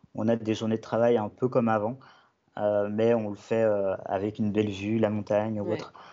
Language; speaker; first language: French; native; French